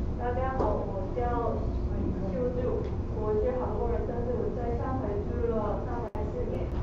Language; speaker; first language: Chinese; non-native, learner; Korean